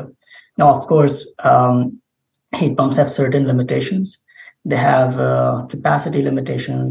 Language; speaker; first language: English; non-native, local second language; Urdu